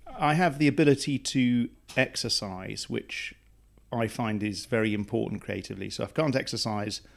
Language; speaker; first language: English; native; English